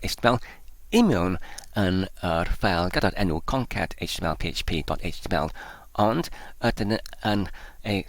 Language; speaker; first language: Welsh; non-native, learner; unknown